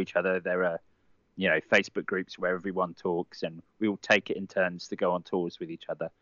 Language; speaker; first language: English; native; English